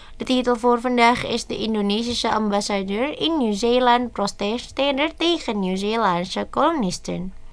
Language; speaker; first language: Dutch; non-native, learner; Indonesian